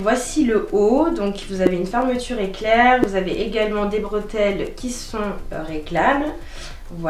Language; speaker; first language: French; native; French